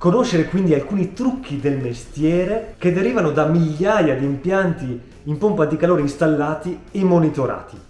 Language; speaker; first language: Italian; native; Italian